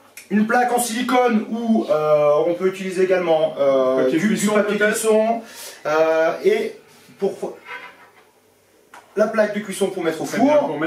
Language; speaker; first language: French; native; French